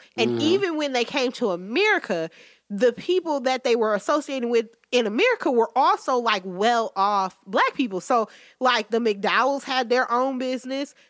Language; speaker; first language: English; native; English